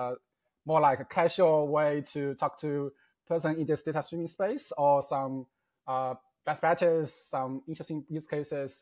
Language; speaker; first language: English; non-native, fluent; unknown